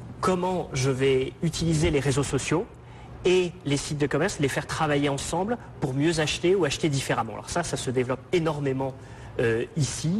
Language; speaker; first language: French; native; French